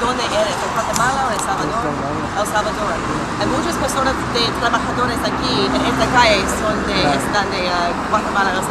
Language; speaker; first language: Spanish; non-native, learner; English